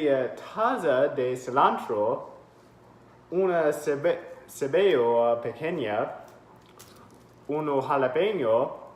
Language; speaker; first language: Spanish; non-native, learner; English